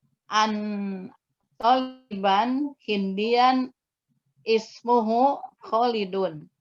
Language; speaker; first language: Arabic; non-native, learner; Indonesian